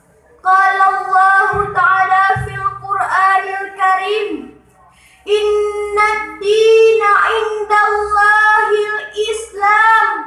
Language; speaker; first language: Arabic; non-native, learner; Achinese